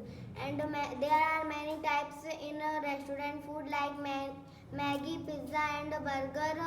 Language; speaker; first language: English; non-native, learner; Hindi